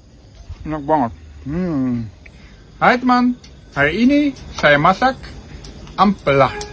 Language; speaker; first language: Indonesian; non-native, learner; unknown